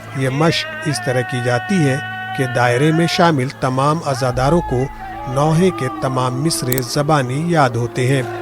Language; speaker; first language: Urdu; non-native, local second language; Kashmiri